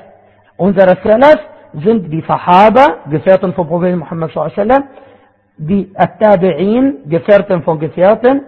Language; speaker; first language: German; non-native, fluent; Arabic